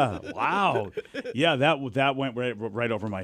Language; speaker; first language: English; native; English